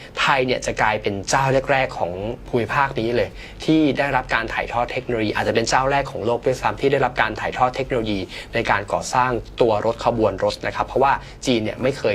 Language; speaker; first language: Thai; native; Thai